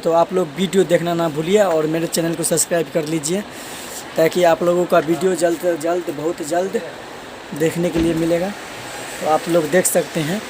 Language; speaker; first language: Hindi; non-native, local second language; Maithili